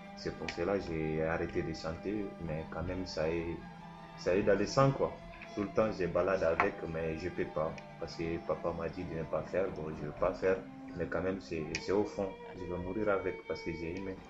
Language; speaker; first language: French; non-native, local second language; Soninke